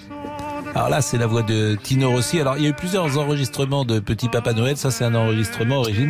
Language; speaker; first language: French; native; French